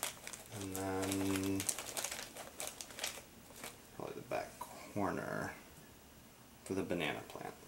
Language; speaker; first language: English; native; English